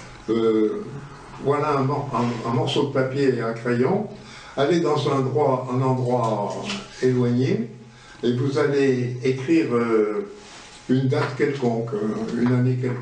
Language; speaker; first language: French; native; French